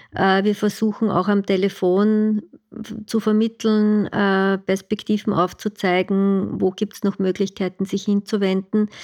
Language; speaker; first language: German; native; German